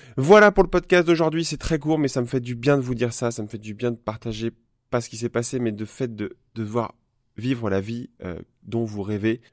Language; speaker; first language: French; native; French